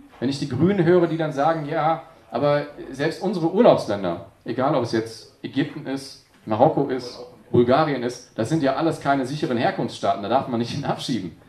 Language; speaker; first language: German; native; German